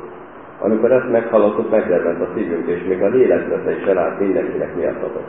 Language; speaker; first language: Hungarian; native; Hungarian